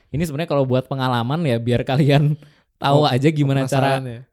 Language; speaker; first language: Indonesian; native; Indonesian